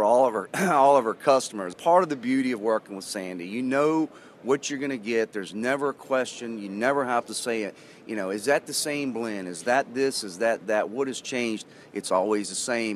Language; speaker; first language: English; native; English